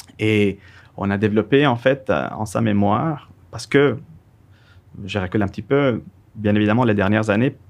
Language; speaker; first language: French; non-native, fluent; Spanish